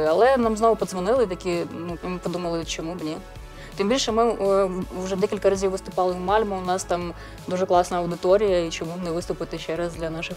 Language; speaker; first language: Ukrainian; native; Ukrainian